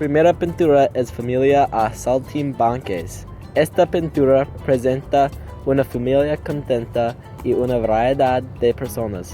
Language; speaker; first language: Spanish; non-native, learner; English